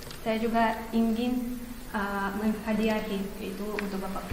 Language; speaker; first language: Indonesian; non-native, fluent; Russian